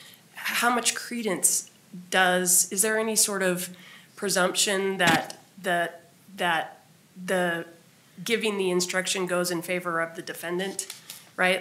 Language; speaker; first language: English; native; English